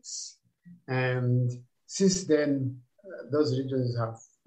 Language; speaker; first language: English; non-native, local second language; Kinyarwanda